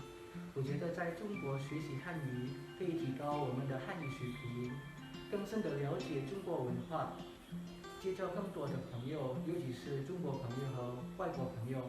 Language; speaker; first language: Chinese; non-native, fluent; Indonesian